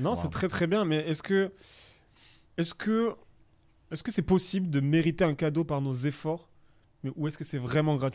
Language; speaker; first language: French; native; French